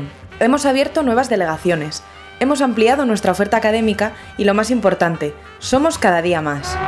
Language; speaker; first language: Spanish; native; Spanish